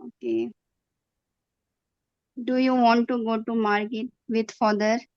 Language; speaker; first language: English; non-native, learner; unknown